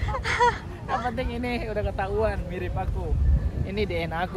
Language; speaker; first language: Indonesian; native; Indonesian